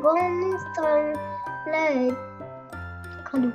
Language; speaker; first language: French; native; French